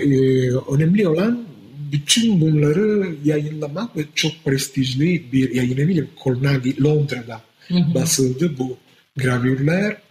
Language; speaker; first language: Turkish; non-native, fluent; Italian